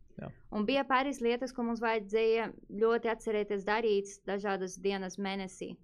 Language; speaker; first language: Latvian; non-native, fluent; Portuguese